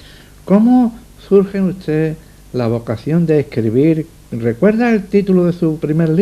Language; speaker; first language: Spanish; native; Spanish